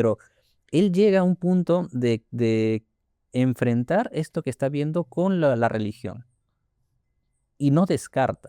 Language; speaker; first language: Spanish; native; Spanish